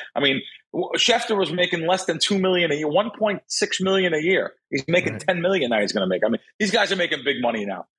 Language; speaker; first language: English; native; English